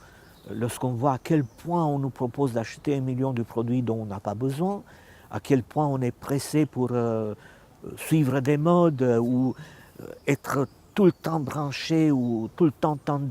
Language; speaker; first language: French; non-native, fluent; Romanian